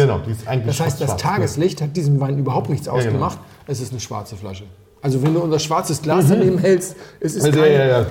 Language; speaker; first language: German; native; German